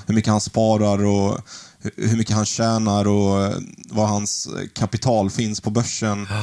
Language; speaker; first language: Swedish; early bilingual, other home language; Arabic